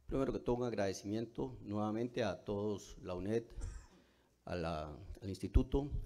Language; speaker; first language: Spanish; native; Spanish